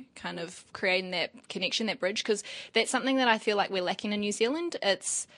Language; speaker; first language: English; native; English